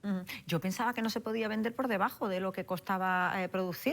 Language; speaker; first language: Spanish; native; Spanish